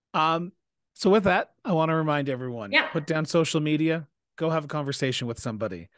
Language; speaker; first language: English; native; English